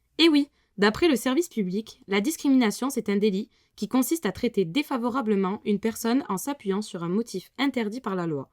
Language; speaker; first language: French; native; French